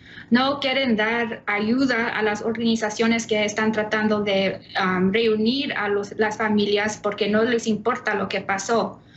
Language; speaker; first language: Spanish; early bilingual, heritage; Spanish